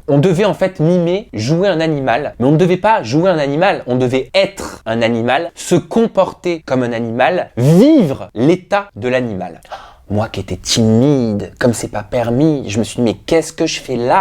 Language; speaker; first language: French; native; French